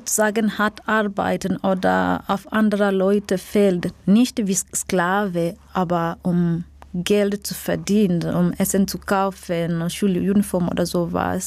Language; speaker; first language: German; non-native, fluent; Swahili